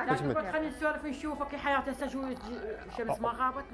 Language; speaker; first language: Arabic; native; Arabic